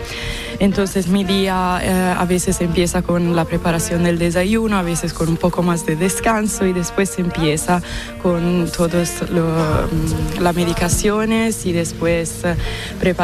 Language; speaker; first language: Spanish; non-native, fluent; Italian